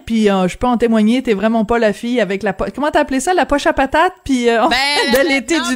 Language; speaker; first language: French; native; French